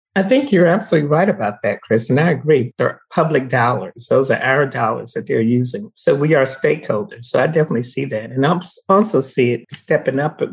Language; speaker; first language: English; native; English